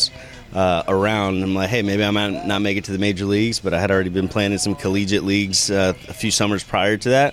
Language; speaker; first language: English; early bilingual, other home language; Spanish